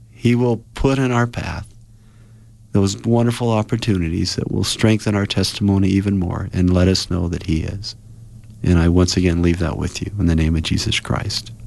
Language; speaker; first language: English; native; English